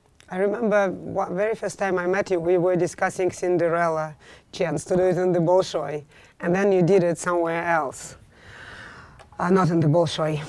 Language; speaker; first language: English; non-native, fluent; Russian